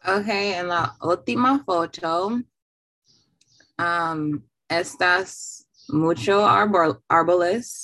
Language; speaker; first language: Spanish; non-native, learner; English